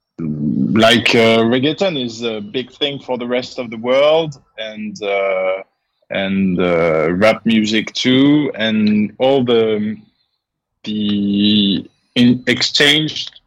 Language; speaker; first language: English; non-native, fluent; French